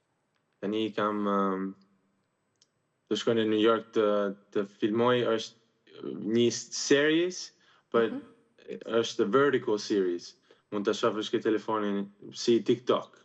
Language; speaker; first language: Albanian; early bilingual, heritage; Albanian